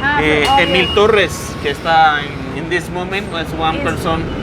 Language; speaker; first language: Spanish; non-native, learner; English